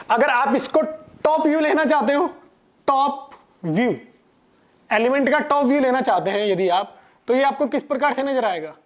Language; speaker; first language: Hindi; non-native, local second language; Gujarati